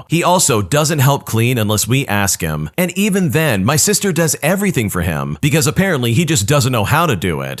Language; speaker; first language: English; native; English